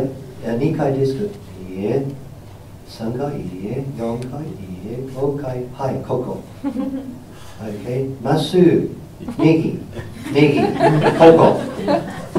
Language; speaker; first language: Japanese; non-native, fluent; English